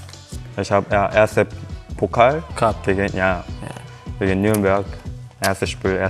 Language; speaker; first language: German; non-native, learner; Korean